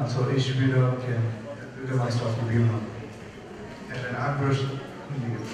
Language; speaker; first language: German; non-native, fluent; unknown